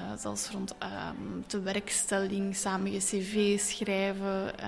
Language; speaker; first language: Dutch; native; Dutch